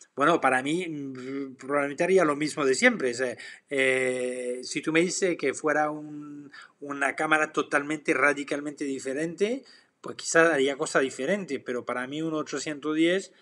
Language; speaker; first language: Spanish; non-native, fluent; French